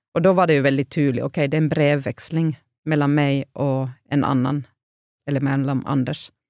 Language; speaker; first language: Norwegian; non-native, fluent; Finnish